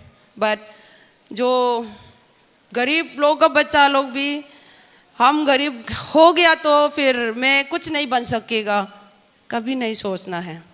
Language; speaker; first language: Hindi; non-native, local second language; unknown